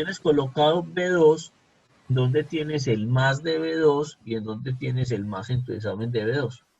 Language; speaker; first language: Spanish; native; Spanish